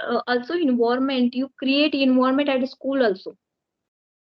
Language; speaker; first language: English; non-native, learner; Marathi